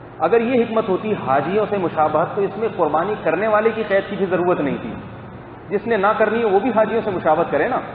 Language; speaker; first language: Urdu; native; Urdu